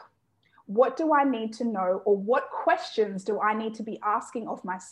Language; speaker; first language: English; native; English